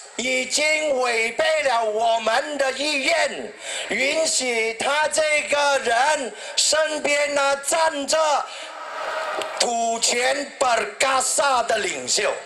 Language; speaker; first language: Chinese; native; Chinese